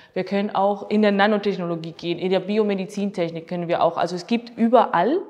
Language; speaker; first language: German; non-native, fluent; Spanish